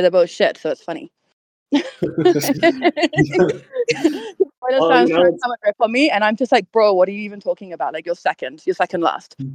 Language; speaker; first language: English; native; English